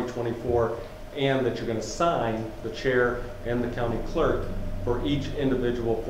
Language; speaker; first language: English; native; English